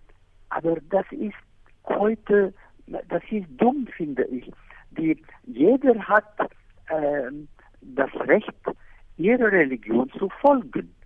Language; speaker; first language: German; non-native, fluent; Arabic